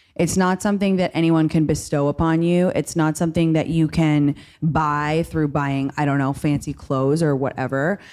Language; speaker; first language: English; native; English